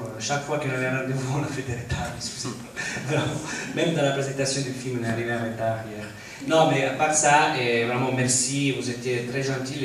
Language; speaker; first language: French; non-native, fluent; Italian